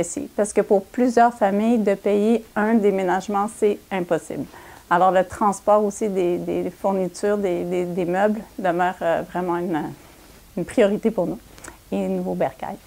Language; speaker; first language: French; native; French